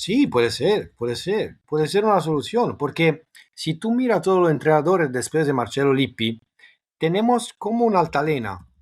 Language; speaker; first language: Spanish; non-native, fluent; Italian